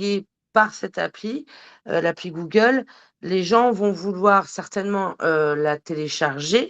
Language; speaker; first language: French; native; French